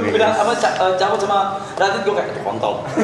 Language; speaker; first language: Indonesian; native; Indonesian